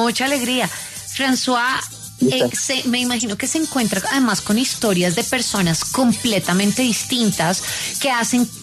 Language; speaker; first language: Spanish; native; Spanish